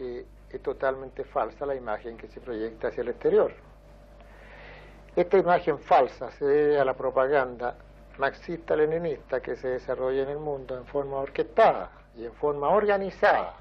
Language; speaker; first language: Spanish; native; Spanish